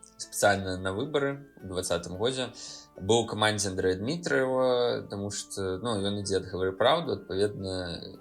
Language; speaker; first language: Belarusian; non-native, local second language; Russian